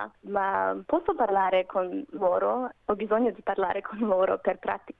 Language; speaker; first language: Italian; non-native, learner; Macedonian